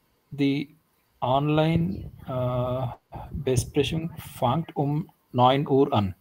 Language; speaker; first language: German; non-native, learner; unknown